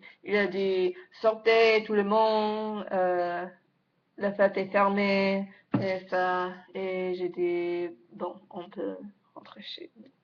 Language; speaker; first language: French; non-native, learner; English